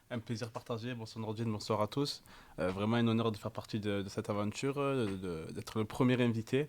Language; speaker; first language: French; native; French